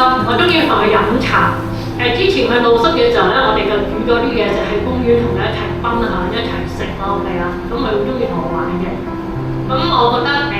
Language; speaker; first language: Cantonese; native; Cantonese